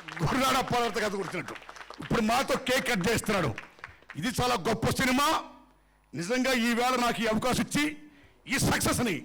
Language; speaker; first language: Telugu; native; Telugu